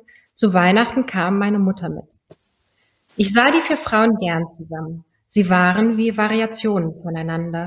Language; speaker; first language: German; early bilingual, other home language; Persian